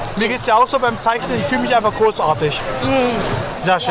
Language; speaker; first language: German; native; German